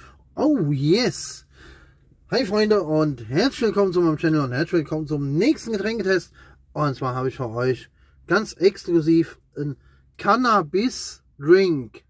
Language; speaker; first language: German; native; German